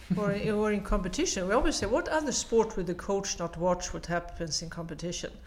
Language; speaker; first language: English; non-native, fluent; Swedish